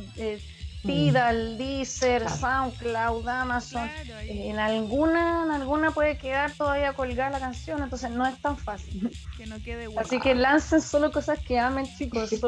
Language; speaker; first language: Spanish; native; Spanish